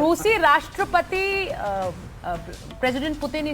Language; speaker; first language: Hindi; native; Hindi